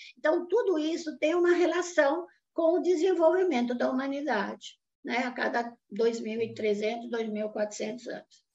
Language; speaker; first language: Portuguese; non-native, fluent; Italian